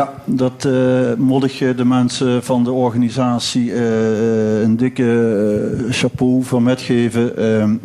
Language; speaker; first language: Dutch; non-native, local second language; Limburgish